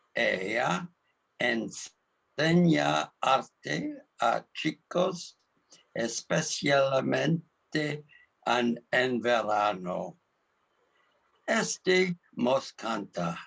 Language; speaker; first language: Spanish; non-native, learner; English